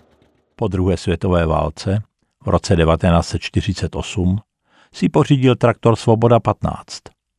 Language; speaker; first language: Czech; native; Czech